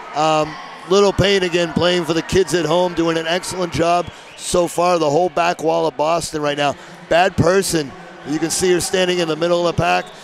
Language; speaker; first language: English; native; English